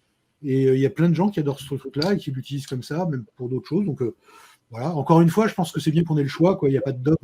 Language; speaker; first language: French; native; French